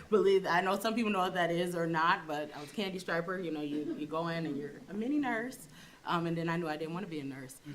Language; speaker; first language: English; native; English